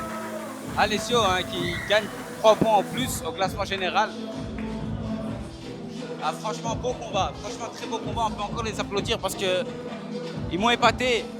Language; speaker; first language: French; native; French